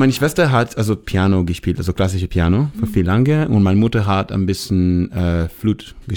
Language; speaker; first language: German; non-native, learner; Hebrew